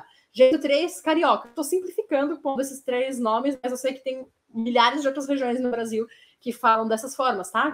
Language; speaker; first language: Portuguese; native; Portuguese